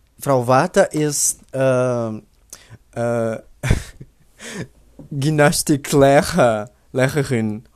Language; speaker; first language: German; non-native, learner; Portuguese